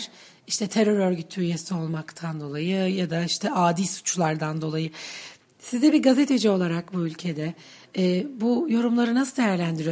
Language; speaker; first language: Turkish; native; Turkish